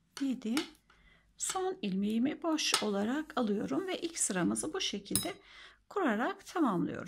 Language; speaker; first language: Turkish; native; Turkish